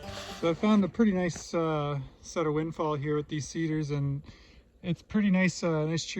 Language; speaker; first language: English; native; English